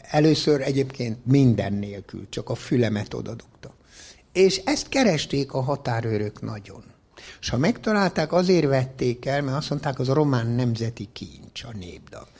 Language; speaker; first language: Hungarian; native; Hungarian